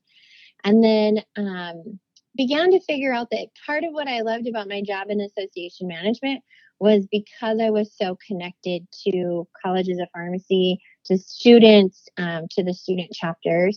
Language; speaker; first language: English; native; English